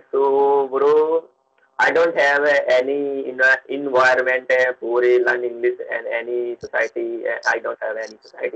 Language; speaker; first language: English; non-native, learner; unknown